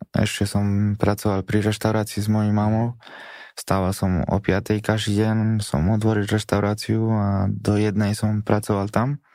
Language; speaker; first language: Slovak; non-native, fluent; Spanish